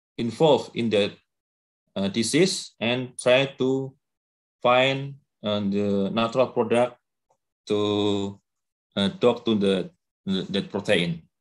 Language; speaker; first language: English; non-native, learner; Indonesian